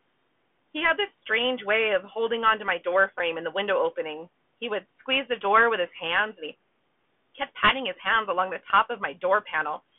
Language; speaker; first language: English; native; English